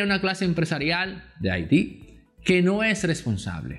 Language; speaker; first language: Spanish; native; Spanish